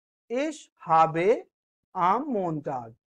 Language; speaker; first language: German; non-native, fluent; Hindi